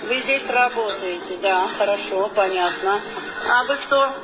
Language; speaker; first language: Russian; non-native, fluent; Armenian